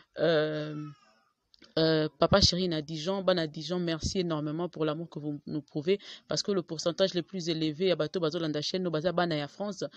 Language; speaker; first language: French; non-native, local second language; Lingala